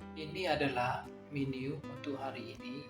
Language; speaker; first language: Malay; non-native, learner; Burmese